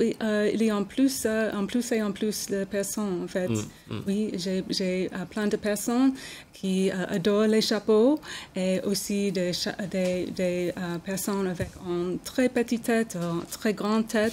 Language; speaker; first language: French; non-native, learner; English